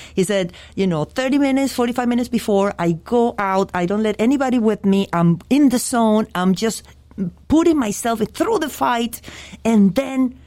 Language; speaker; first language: English; non-native, fluent; Spanish